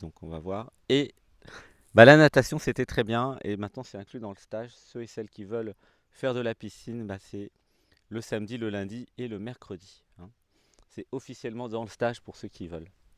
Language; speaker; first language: French; native; French